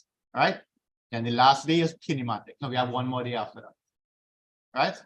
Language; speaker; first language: English; native; English